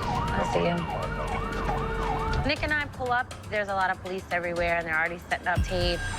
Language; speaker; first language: English; native; English